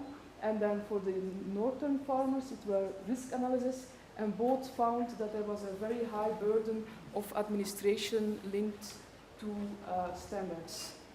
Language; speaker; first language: English; non-native, fluent; Dutch